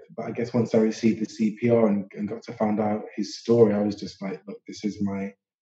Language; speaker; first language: English; native; English